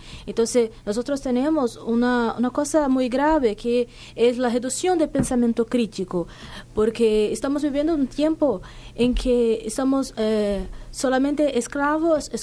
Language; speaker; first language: Spanish; non-native, fluent; Portuguese